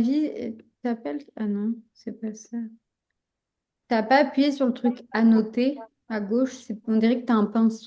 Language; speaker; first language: French; native; French